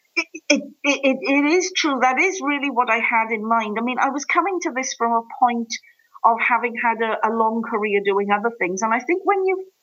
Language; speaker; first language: English; native; English